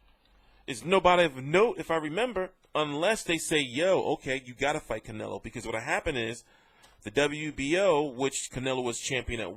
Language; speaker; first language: English; native; English